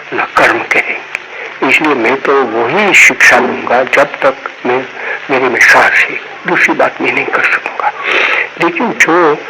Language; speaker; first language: Hindi; non-native, local second language; Gujarati